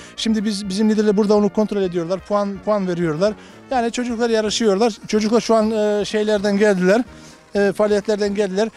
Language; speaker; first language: Turkish; non-native, fluent; Bosnian